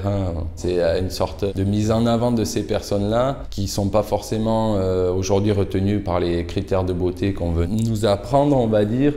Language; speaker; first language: French; native; French